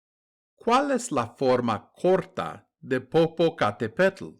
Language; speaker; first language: Spanish; non-native, fluent; English